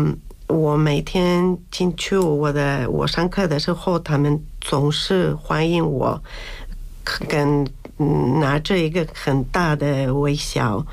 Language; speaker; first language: Chinese; non-native, fluent; Spanish